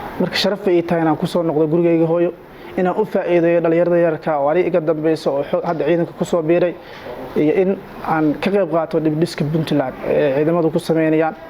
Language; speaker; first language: Somali; native; Somali